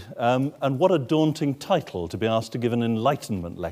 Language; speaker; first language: English; native; English